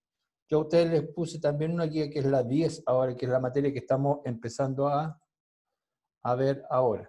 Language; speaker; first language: Spanish; native; Spanish